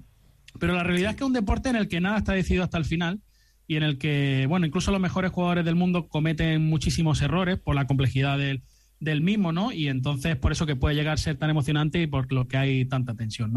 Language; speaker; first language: Spanish; native; Spanish